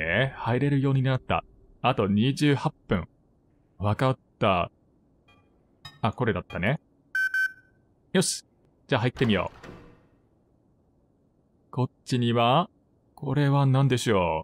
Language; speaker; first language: Japanese; non-native, fluent; English